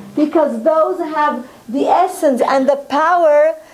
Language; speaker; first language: English; non-native, fluent; Hebrew